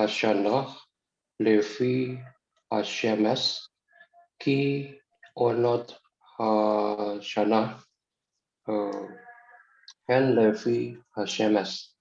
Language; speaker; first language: Hebrew; non-native, learner; Indonesian